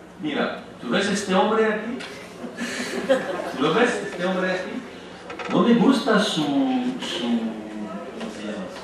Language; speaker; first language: Spanish; non-native, fluent; French